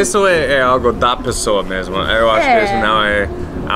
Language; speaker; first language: Portuguese; non-native, fluent; English